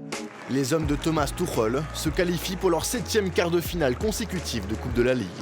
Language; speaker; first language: French; native; French